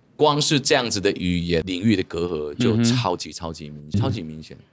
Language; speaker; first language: Chinese; native; Chinese